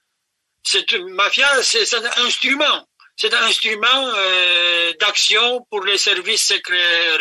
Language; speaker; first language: French; non-native, fluent; Polish